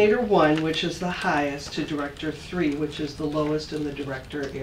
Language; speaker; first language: English; native; English